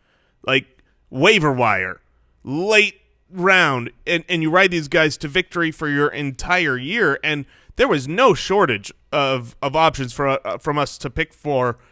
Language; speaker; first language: English; native; English